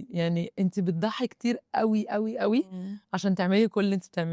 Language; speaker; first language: Arabic; native; Arabic